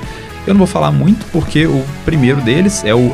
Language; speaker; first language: Portuguese; native; Portuguese